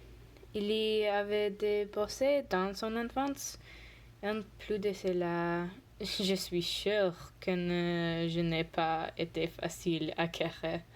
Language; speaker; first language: French; non-native, learner; English